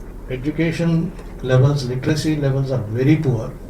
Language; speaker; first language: English; non-native, local second language; Telugu